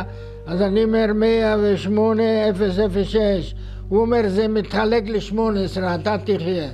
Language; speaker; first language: Hebrew; non-native, fluent; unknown